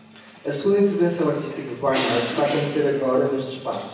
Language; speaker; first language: Portuguese; native; Portuguese